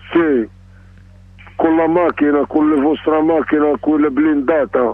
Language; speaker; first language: Italian; non-native, learner; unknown